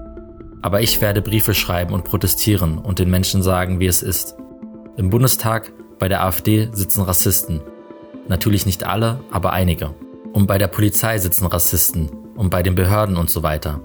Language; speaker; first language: German; native; German